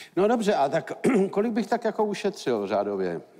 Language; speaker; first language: Czech; native; Czech